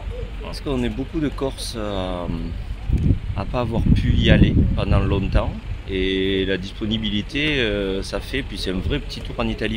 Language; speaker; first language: French; native; French